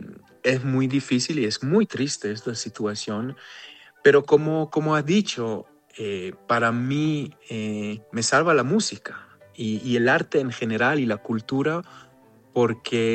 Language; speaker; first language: Spanish; non-native, fluent; Hebrew